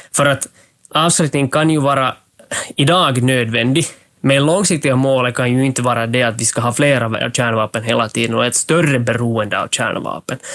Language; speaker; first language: Swedish; native; Swedish